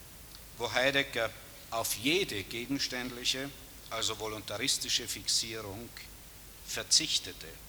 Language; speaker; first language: German; native; German